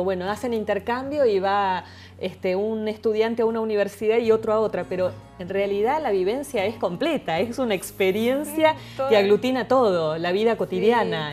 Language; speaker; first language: Spanish; native; Spanish